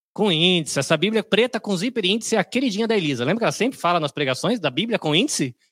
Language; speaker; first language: Portuguese; native; Portuguese